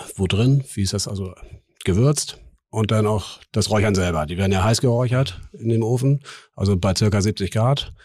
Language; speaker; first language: German; native; German